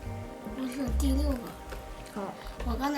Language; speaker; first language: Chinese; native; Chinese